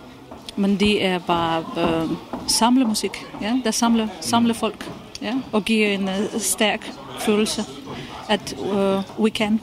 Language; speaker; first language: Danish; non-native, fluent; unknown